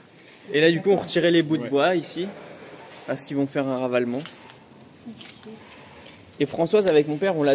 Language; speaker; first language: French; native; French